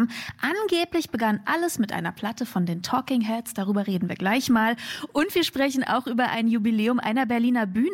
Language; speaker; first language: German; native; German